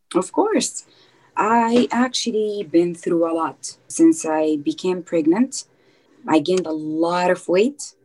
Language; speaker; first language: English; non-native, fluent; Arabic